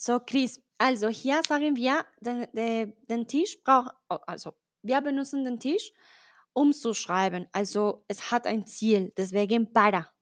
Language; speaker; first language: German; non-native, learner; Spanish